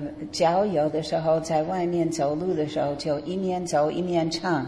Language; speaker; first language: Chinese; native; Chinese